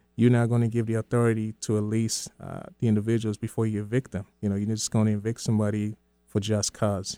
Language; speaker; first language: English; early bilingual, other home language; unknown